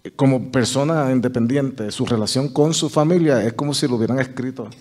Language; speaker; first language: Spanish; native; Spanish